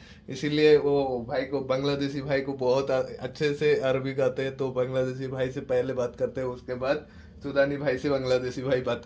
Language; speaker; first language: Hindi; non-native, local second language; Assamese